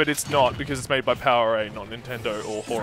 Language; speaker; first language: English; native; English